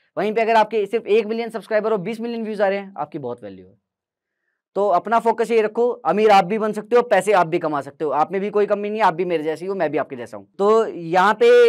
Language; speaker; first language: Hindi; native; Hindi